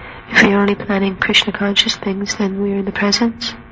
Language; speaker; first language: English; non-native, fluent; Hungarian